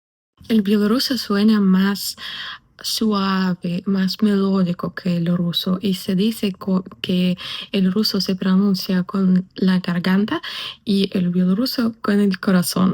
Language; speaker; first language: Spanish; non-native, fluent; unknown